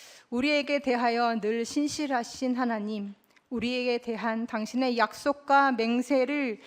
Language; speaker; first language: Korean; native; Korean